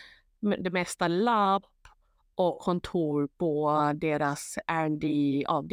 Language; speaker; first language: Swedish; non-native, fluent; Thai